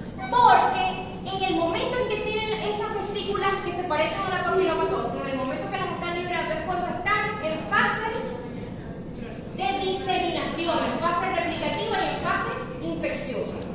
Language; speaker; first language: Spanish; native; Spanish